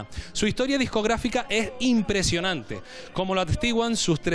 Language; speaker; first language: Spanish; native; Spanish